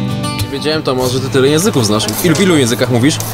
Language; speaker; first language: Polish; native; Polish